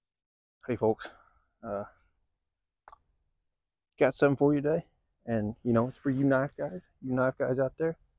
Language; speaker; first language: English; native; English